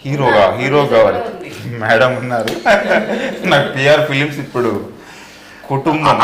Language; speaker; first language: Telugu; native; Telugu